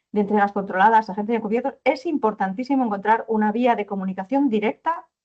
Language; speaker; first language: Spanish; native; Spanish